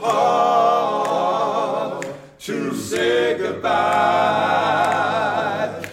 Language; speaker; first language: English; native; English